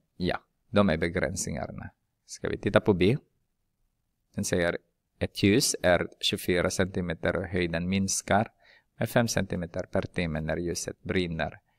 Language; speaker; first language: Swedish; non-native, fluent; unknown